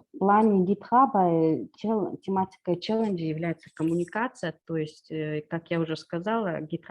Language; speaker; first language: Russian; non-native, local second language; Kyrgyz